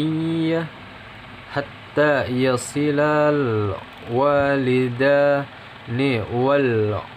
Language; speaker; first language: Arabic; non-native, learner; Indonesian